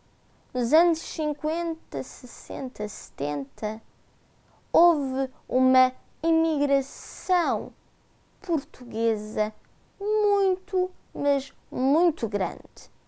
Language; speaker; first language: Portuguese; early bilingual, heritage; Portuguese